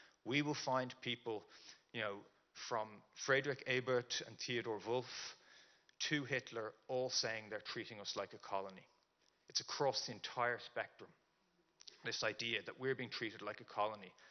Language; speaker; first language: English; native; English